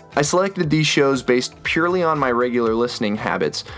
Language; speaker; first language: English; native; English